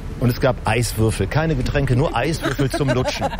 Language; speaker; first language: German; native; German